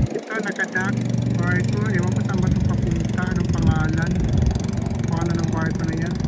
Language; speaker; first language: Filipino; non-native, local second language; Chavacano